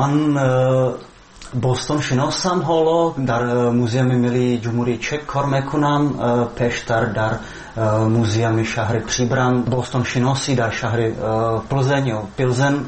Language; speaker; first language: Persian; non-native, fluent; Czech